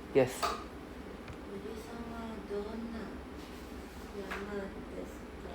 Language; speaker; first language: Japanese; non-native, learner; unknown